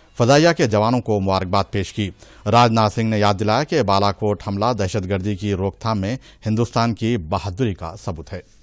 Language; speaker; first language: Urdu; native; Urdu